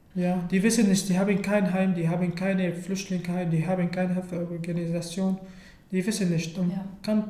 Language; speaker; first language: German; non-native, fluent; Arabic